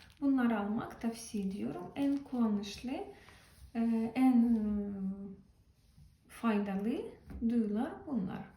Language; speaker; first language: Turkish; non-native, learner; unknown